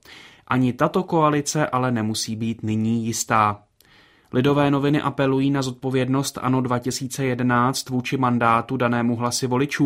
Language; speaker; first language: Czech; native; Czech